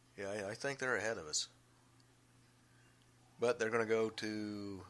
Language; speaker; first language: English; native; English